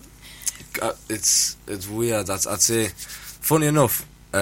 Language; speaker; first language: English; native; English